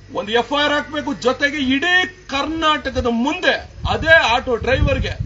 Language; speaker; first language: Kannada; native; Kannada